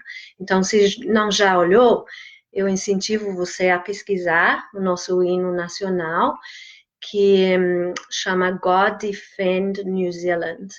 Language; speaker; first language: Portuguese; non-native, fluent; English